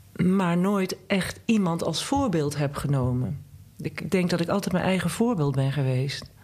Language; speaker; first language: Dutch; native; Dutch